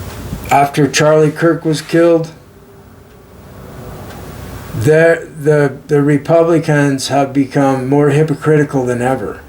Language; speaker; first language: English; native; English